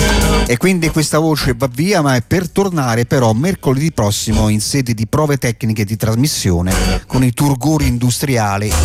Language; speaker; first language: Italian; native; Italian